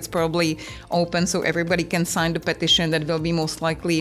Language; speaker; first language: English; non-native, fluent; Czech